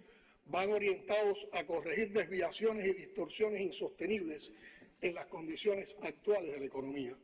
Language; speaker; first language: Spanish; native; Spanish